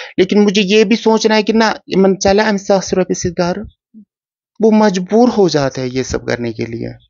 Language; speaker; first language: Hindi; non-native, local second language; Kashmiri